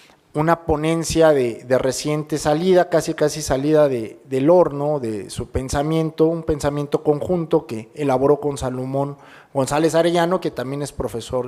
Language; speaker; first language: Spanish; native; Spanish